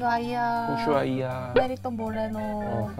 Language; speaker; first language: Spanish; non-native, learner; Korean